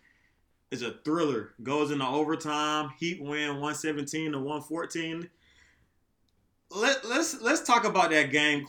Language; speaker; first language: English; native; English